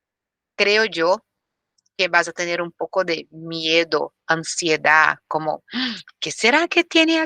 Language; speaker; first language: Spanish; non-native, fluent; Portuguese